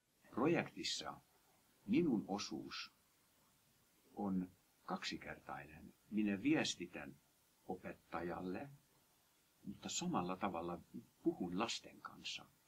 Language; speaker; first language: Finnish; non-native, fluent; Hungarian